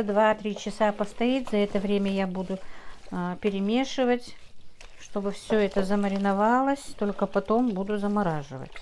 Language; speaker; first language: Russian; non-native, local second language; Chechen